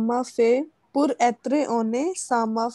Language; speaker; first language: French; non-native, learner; Hindi